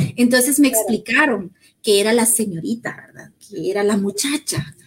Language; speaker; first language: Spanish; native; Spanish